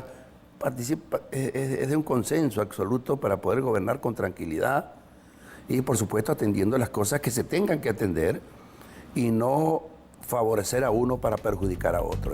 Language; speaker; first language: Spanish; native; Spanish